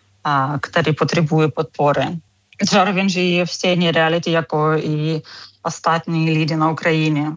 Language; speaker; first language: Czech; non-native, fluent; Ukrainian